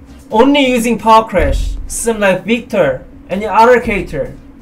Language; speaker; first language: English; non-native, learner; Korean